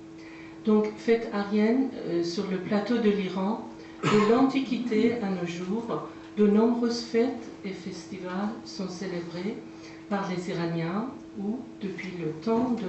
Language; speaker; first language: French; non-native, fluent; Persian